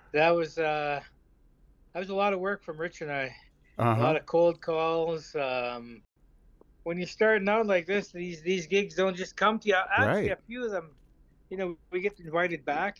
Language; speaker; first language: English; native; English